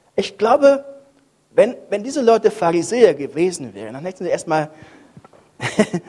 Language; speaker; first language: German; non-native, fluent; French